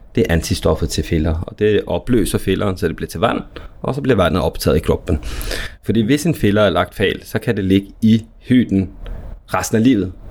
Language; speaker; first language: Danish; native; Danish